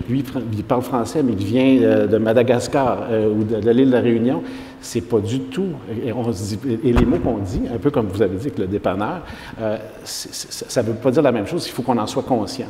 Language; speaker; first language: French; native; French